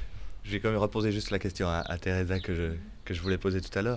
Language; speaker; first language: French; native; French